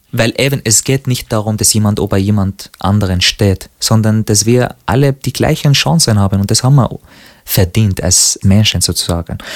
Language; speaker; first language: German; non-native, fluent; Arabic